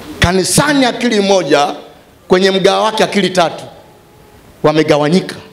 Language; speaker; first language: Swahili; native; Swahili